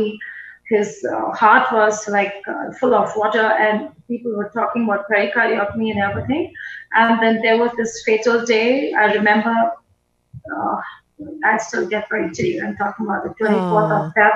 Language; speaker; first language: English; non-native, local second language; Hindi